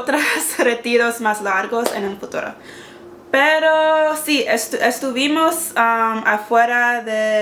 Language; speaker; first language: Spanish; non-native, learner; English